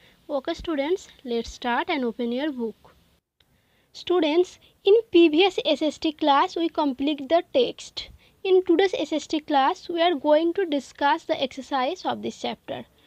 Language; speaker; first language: English; non-native, local second language; Bangla